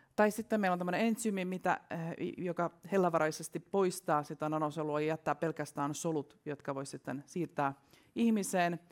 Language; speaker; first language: Finnish; non-native, fluent; Russian